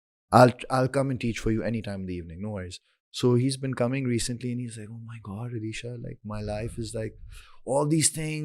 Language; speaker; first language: English; non-native, local second language; Urdu